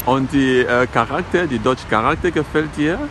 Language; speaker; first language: German; non-native, learner; Lingala